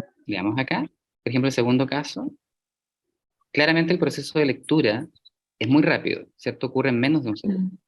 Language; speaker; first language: Spanish; native; Spanish